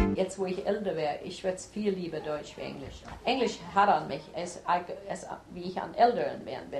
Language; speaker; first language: German; early bilingual, heritage; German